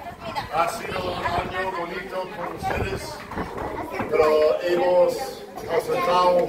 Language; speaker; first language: Spanish; non-native, fluent; English